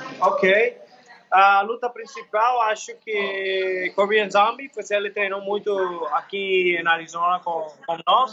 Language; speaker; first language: Portuguese; non-native, learner; English